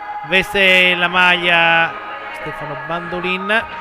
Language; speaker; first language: Italian; native; Italian